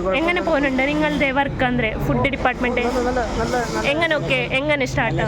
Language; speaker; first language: Malayalam; non-native, local second language; Kannada